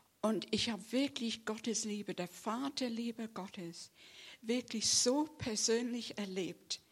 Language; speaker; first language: German; non-native, fluent; English